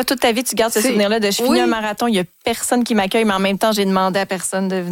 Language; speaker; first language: French; native; French